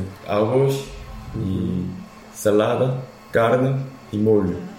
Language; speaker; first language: Portuguese; non-native, learner; Korean